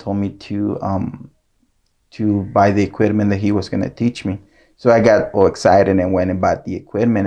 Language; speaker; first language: English; non-native, fluent; Spanish